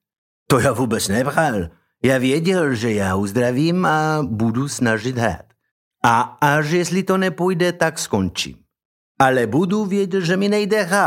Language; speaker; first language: Czech; non-native, learner; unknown